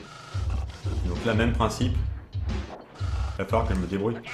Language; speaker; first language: French; native; French